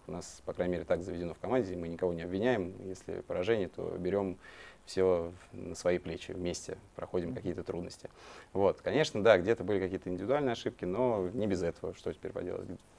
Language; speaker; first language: Russian; native; Russian